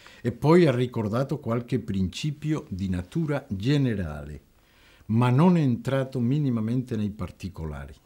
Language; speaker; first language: Italian; non-native, fluent; Spanish